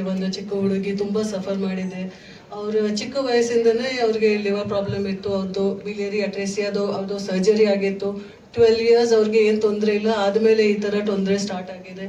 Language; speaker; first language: Kannada; non-native, local second language; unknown